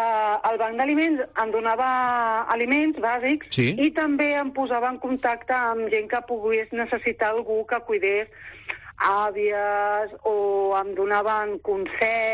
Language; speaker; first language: Catalan; non-native, local second language; Spanish